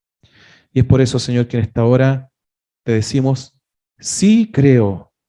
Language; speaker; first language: Spanish; native; Spanish